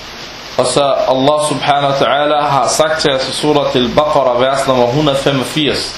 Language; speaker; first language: Danish; non-native, fluent; Arabic